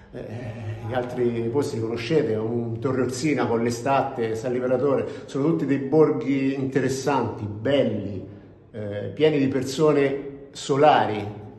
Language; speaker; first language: Italian; native; Italian